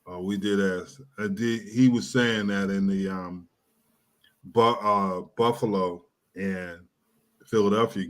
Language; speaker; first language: English; native; English